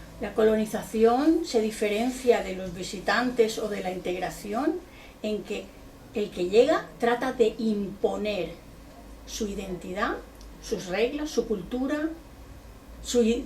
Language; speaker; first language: Spanish; non-native, local second language; Catalan